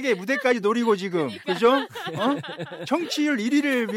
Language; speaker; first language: Korean; native; Korean